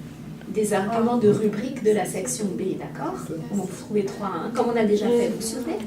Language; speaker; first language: French; native; French